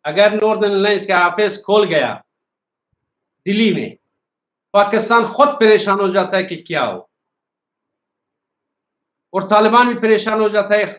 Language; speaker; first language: Hindi; non-native, learner; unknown